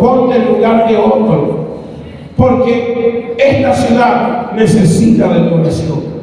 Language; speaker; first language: Spanish; native; Spanish